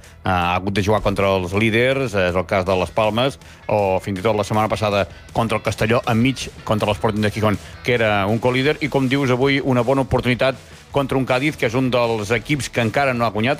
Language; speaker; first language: Catalan; native; Catalan